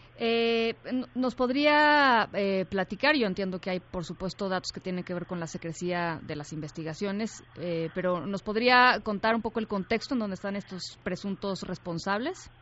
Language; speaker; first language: Spanish; native; Spanish